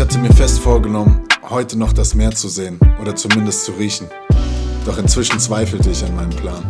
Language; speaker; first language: German; native; German